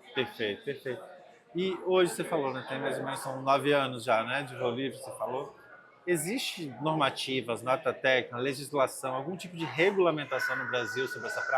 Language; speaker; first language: Portuguese; native; Portuguese